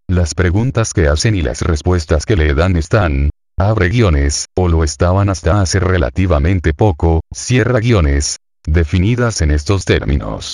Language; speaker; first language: Spanish; native; Spanish